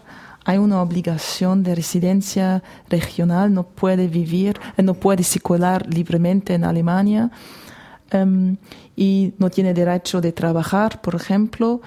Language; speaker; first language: Spanish; non-native, fluent; German